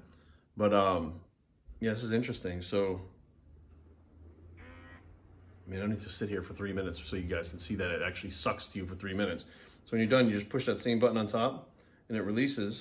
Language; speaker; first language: English; native; English